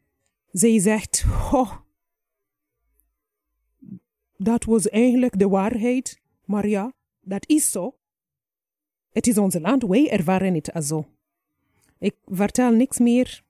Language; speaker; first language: Dutch; non-native, fluent; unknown